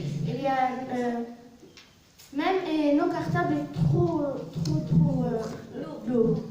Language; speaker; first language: French; non-native, learner; Arabic